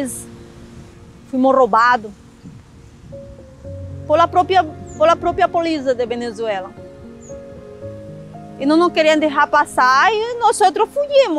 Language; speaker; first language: Portuguese; non-native, learner; Spanish